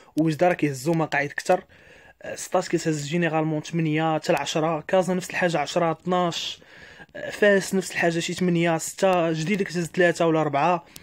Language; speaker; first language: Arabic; native; Arabic